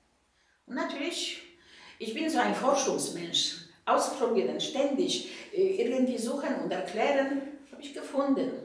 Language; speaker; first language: German; non-native, fluent; Polish